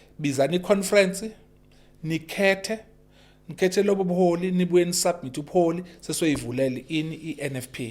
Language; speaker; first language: Zulu; non-native, local second language; English